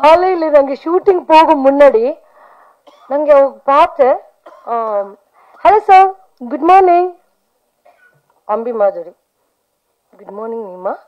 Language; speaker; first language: Tamil; non-native, learner; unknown